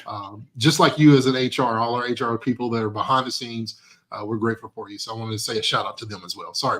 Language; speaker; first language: English; native; English